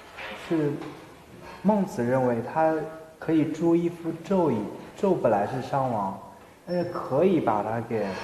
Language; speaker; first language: Chinese; native; Chinese